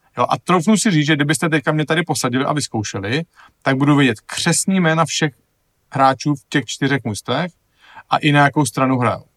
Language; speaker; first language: Czech; native; Czech